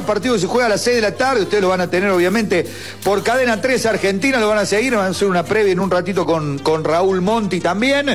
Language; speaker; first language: Spanish; native; Spanish